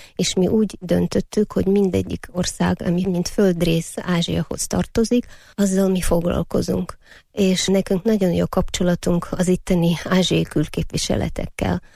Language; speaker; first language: Hungarian; non-native, fluent; Uyghur